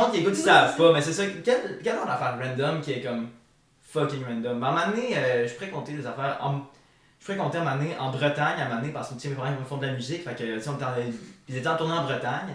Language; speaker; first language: French; native; French